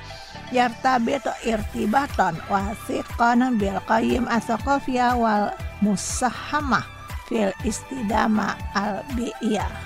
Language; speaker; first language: Arabic; non-native, fluent; Indonesian